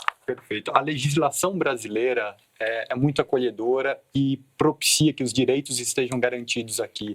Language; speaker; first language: Portuguese; native; Portuguese